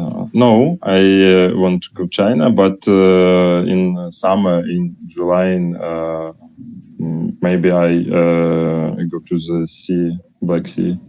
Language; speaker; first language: English; non-native, learner; Russian